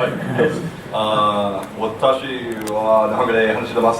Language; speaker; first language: Japanese; non-native, learner; English